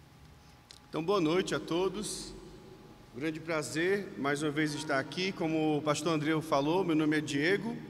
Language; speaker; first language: Portuguese; native; Portuguese